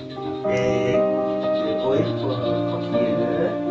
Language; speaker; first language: English; non-native, learner; Indonesian